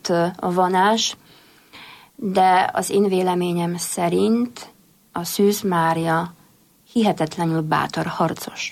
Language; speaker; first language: Hungarian; non-native, fluent; Polish